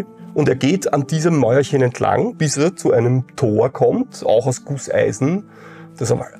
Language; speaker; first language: German; native; German